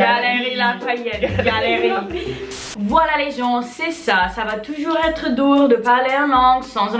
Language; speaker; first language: French; non-native, fluent; English